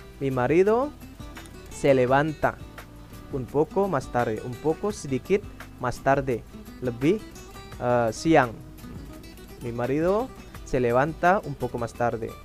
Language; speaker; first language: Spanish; non-native, fluent; Indonesian